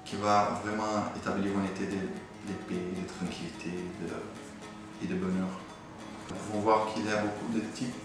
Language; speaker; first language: French; non-native, fluent; Portuguese